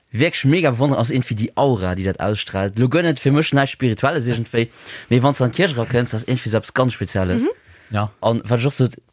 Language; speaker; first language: Luxembourgish; native; Luxembourgish